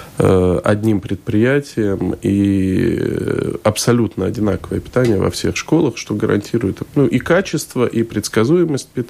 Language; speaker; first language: Russian; native; Russian